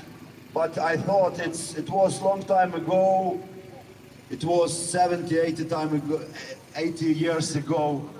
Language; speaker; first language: English; non-native, learner; Ukrainian